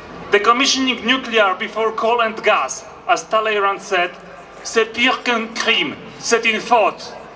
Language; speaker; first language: English; non-native, fluent; Polish